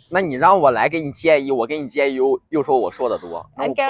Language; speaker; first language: Chinese; native; Chinese